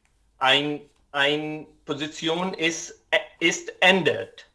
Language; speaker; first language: German; non-native, learner; Urdu